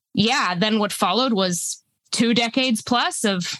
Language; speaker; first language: English; early bilingual, other home language; Spanish